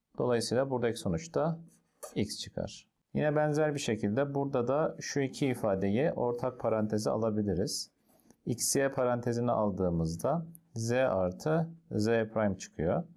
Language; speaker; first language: Turkish; native; Turkish